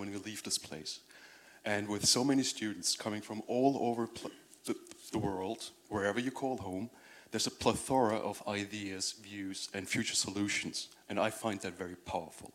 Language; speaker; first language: English; non-native, fluent; German